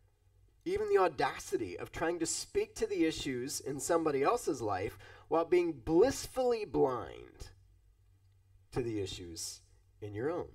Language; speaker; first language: English; native; English